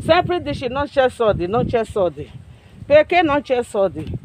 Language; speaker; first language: Italian; non-native, learner; English